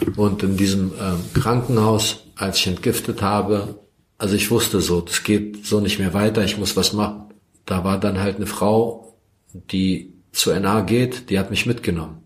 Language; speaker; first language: German; early bilingual, other home language; Croatian